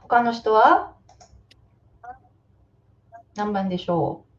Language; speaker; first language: Japanese; non-native, fluent; Filipino